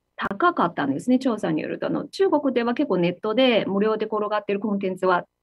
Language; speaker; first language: Japanese; non-native, fluent; Chinese